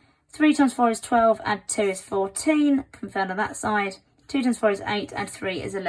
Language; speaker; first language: English; native; English